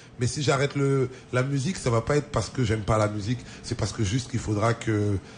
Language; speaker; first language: French; early bilingual, other home language; Lingala